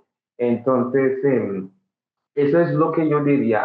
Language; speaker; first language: Spanish; non-native, fluent; English